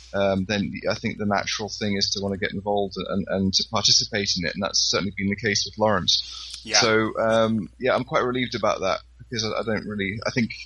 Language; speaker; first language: English; native; English